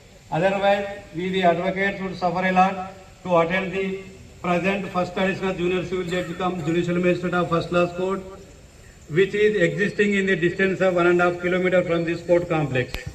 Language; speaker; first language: English; non-native, local second language; Telugu